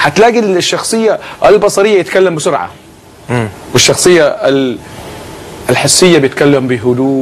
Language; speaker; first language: Arabic; native; Arabic